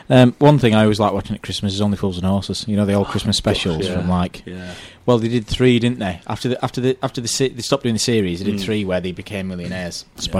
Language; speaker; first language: English; native; English